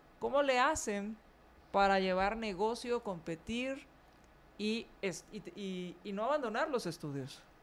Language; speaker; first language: Spanish; native; Spanish